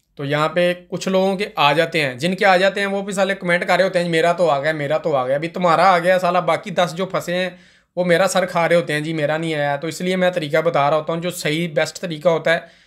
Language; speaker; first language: Urdu; non-native, local second language; Punjabi